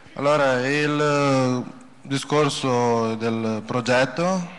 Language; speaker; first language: Italian; early bilingual, other home language; Romanian